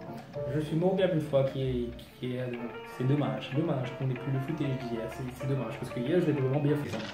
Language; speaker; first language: French; non-native, local second language; Morisyen